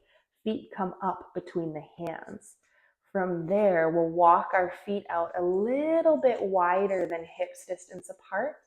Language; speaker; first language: English; native; English